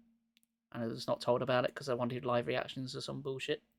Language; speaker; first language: English; native; English